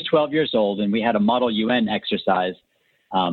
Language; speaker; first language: English; native; English